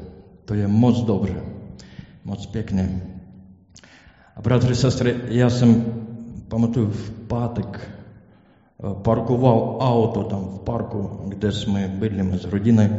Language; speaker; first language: Czech; non-native, learner; Ukrainian